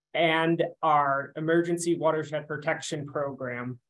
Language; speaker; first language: English; native; English